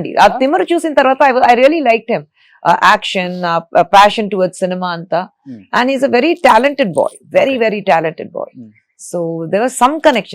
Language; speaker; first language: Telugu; non-native, fluent; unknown